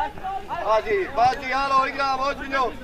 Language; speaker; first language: Serbian; native; Serbian